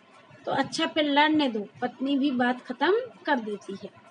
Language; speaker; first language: Hindi; native; Hindi